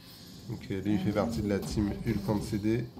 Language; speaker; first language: French; native; French